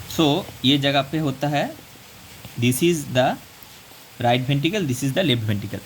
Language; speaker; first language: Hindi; non-native, local second language; Bangla